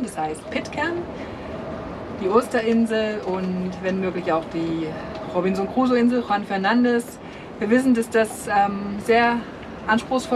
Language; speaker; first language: German; native; German